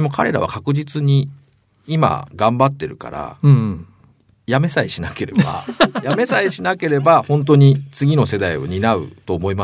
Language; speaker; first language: Japanese; native; Japanese